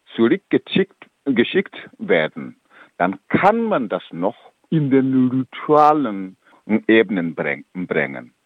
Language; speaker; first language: German; non-native, fluent; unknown